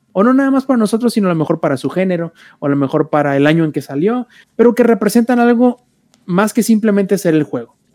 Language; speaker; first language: Spanish; native; Spanish